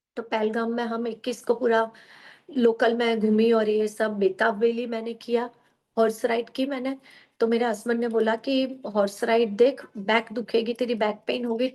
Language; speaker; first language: Hindi; non-native, local second language; Gujarati